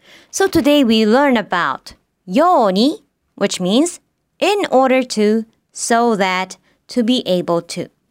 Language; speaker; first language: English; non-native, fluent; Japanese